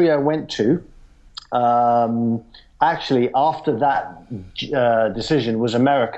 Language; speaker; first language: English; native; English